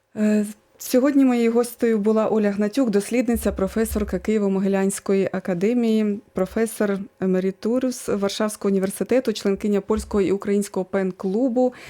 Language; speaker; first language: Ukrainian; native; Ukrainian